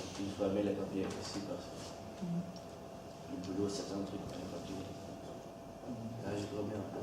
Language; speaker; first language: French; non-native, learner; Dutch